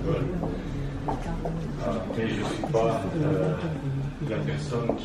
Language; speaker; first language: French; non-native, fluent; Turkish